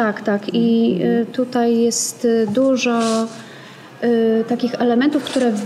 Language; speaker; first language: Polish; native; Polish